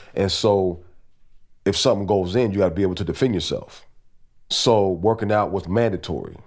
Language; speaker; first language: English; native; English